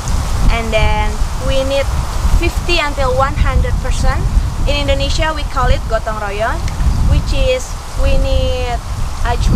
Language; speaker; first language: English; non-native, local second language; Indonesian